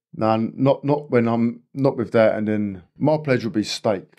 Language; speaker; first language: English; native; English